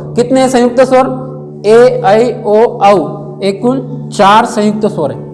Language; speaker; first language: Hindi; non-native, local second language; Marathi